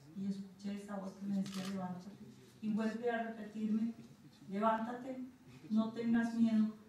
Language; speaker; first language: Spanish; native; Spanish